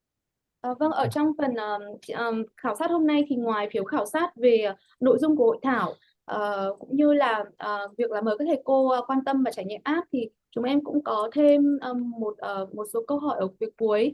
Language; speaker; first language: Vietnamese; native; Vietnamese